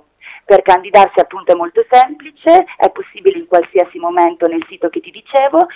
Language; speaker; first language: Italian; native; Italian